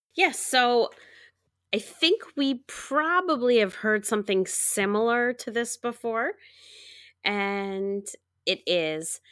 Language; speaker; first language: English; native; English